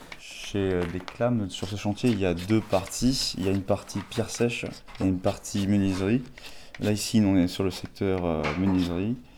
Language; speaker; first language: French; native; French